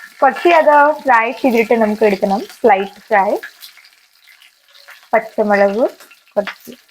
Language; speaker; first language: Malayalam; non-native, learner; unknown